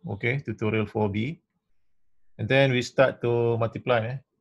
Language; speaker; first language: English; non-native, local second language; Malay